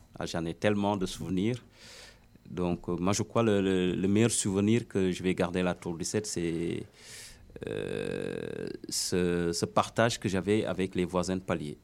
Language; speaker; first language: French; non-native, local second language; Wolof